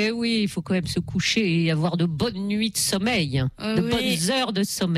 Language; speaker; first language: French; native; French